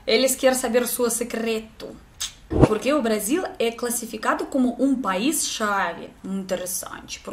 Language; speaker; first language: Portuguese; non-native, learner; Russian